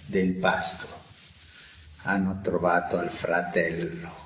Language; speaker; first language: Italian; non-native, fluent; Spanish